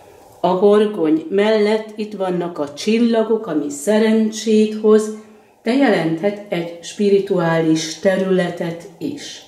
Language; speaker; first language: Hungarian; native; Hungarian